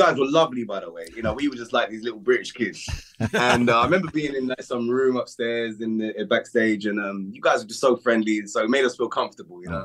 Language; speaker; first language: English; native; English